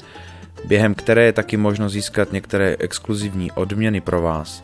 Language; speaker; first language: Czech; native; Czech